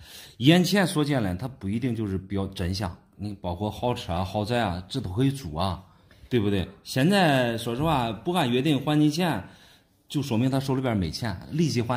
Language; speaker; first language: Chinese; native; Chinese